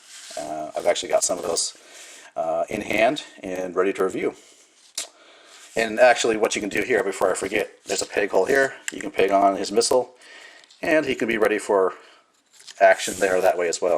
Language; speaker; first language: English; native; English